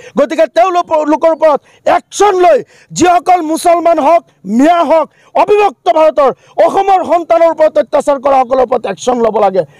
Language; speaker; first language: Assamese; non-native, local second language; Bangla